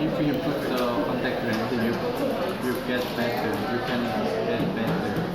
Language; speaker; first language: English; non-native, learner; Korean